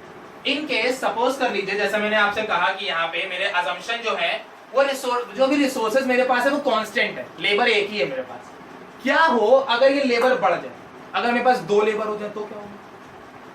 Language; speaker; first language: Hindi; native; Hindi